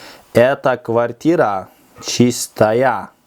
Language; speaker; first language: Russian; non-native, fluent; Kyrgyz